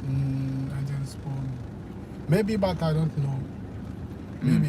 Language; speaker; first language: English; non-native, fluent; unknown